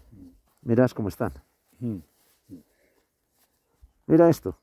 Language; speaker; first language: Spanish; native; Spanish